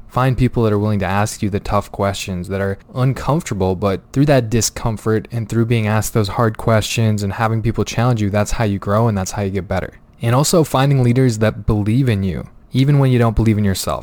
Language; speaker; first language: English; native; English